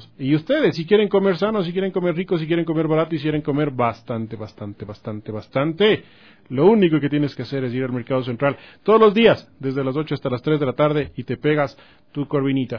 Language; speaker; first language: Spanish; native; Spanish